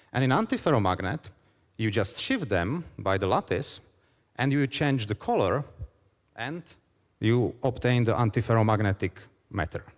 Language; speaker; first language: English; non-native, fluent; Czech